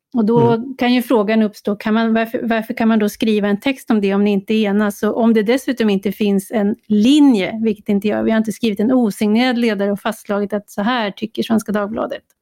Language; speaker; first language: Swedish; native; Swedish